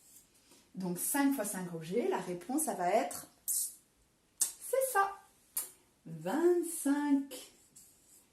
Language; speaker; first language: French; native; French